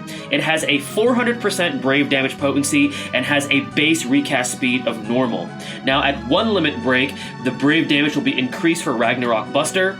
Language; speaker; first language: English; native; English